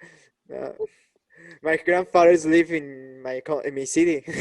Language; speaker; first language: English; non-native, learner; Spanish